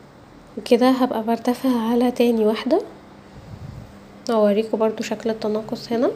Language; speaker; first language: Arabic; native; Arabic